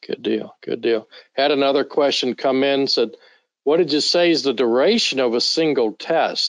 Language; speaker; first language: English; native; English